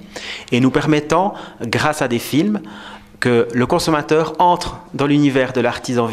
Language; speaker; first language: French; native; French